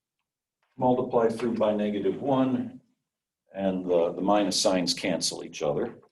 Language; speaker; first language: English; native; English